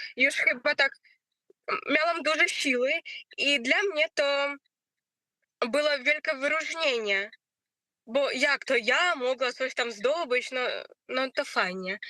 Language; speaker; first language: Polish; non-native, learner; Ukrainian